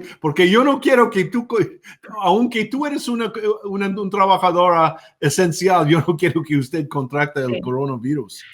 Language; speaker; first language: Spanish; non-native, fluent; English